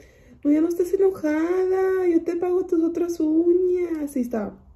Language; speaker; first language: Spanish; early bilingual, heritage; Spanish